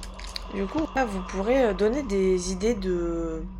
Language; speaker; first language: French; native; French